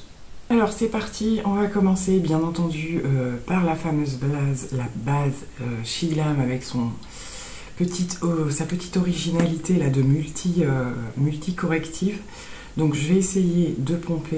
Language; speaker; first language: French; native; French